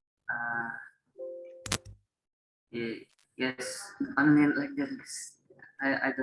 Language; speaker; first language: English; non-native, learner; Indonesian